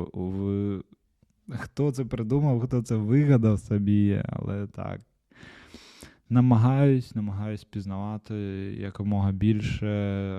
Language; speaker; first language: Ukrainian; non-native, local second language; Russian